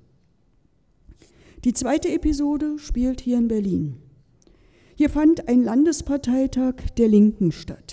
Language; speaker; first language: German; native; German